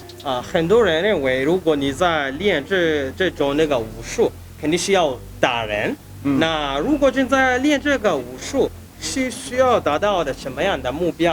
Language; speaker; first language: Chinese; non-native, fluent; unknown